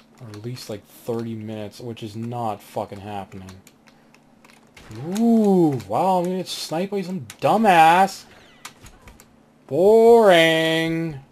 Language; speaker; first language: English; native; English